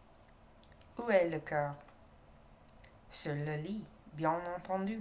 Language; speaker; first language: French; non-native, learner; English